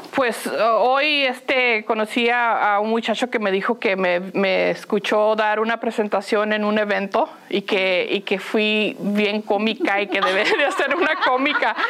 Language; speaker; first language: Spanish; early bilingual, heritage; Spanish